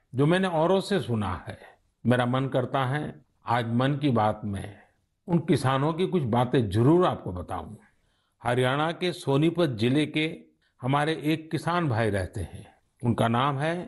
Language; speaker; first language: Hindi; native; Hindi